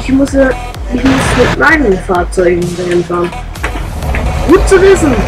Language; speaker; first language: German; native; German